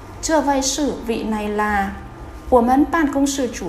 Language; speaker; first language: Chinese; non-native, fluent; Vietnamese